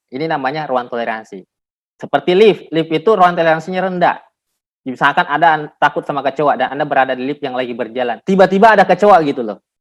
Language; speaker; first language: Indonesian; non-native, local second language; Buginese